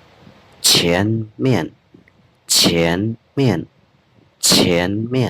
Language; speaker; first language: Chinese; non-native, fluent; Khmer